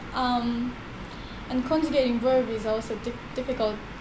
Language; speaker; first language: English; non-native, fluent; Japanese